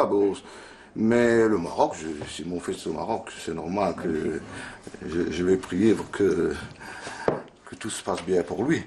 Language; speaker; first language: French; non-native, fluent; Spanish